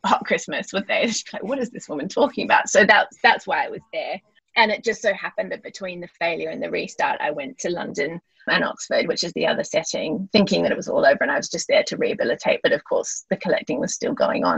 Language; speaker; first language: English; native; English